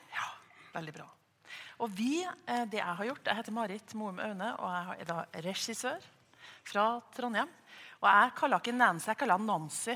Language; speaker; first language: Norwegian; native; Norwegian